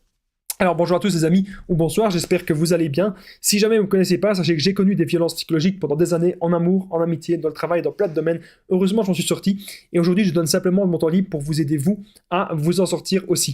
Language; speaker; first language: French; native; French